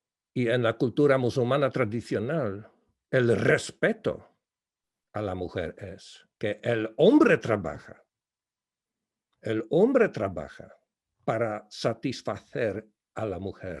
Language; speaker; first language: Spanish; non-native, fluent; Polish